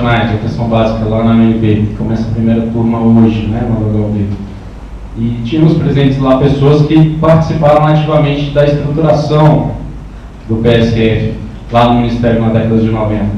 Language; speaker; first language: Portuguese; native; Portuguese